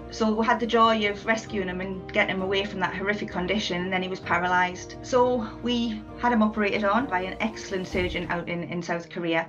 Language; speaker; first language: English; native; English